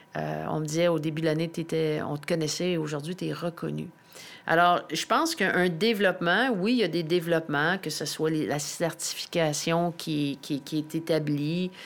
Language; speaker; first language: French; native; French